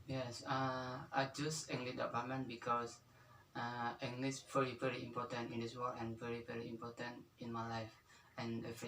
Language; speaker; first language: English; non-native, learner; Indonesian